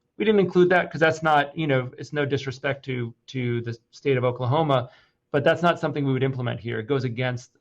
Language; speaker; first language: English; native; English